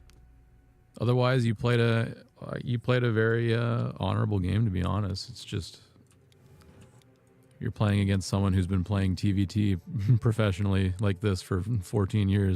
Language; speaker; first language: English; native; English